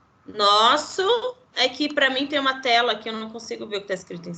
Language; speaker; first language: Portuguese; native; Portuguese